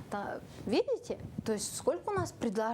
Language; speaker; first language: Russian; non-native, local second language; Kyrgyz